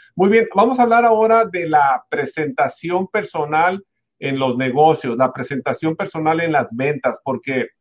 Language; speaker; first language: Spanish; native; Spanish